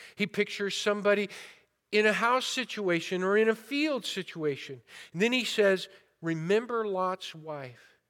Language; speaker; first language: English; native; English